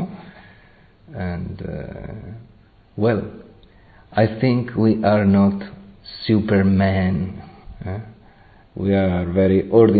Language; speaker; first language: English; non-native, fluent; Spanish